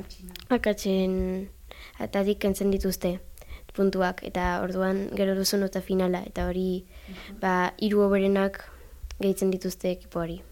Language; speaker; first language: Basque; non-native, local second language; Spanish